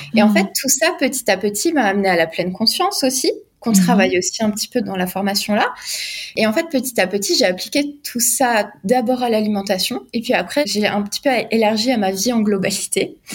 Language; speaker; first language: French; native; French